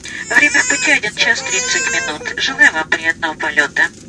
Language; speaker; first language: Russian; native; Russian